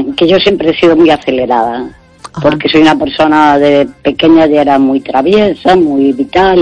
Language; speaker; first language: Spanish; native; Spanish